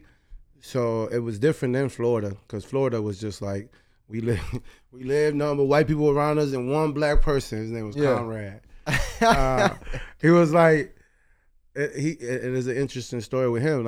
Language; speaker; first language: English; early bilingual, other home language; Spanish